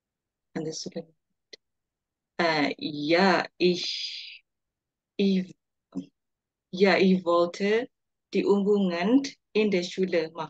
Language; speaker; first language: German; non-native, learner; Indonesian